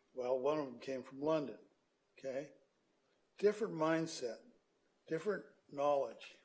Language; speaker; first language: English; native; English